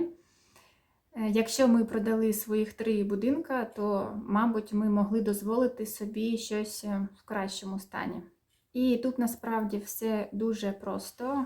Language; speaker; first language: Ukrainian; native; Ukrainian